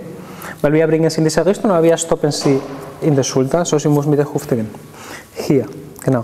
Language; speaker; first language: German; non-native, fluent; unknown